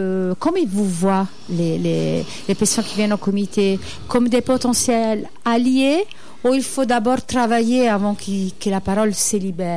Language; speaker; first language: French; native; French